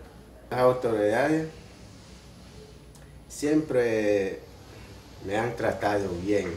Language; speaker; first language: Spanish; non-native, local second language; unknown